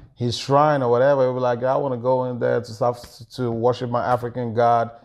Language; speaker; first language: English; non-native, local second language; Igbo